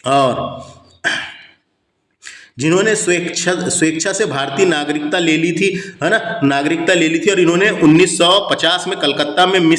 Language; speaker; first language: Hindi; native; Hindi